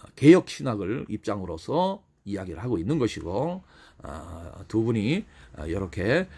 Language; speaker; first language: Korean; native; Korean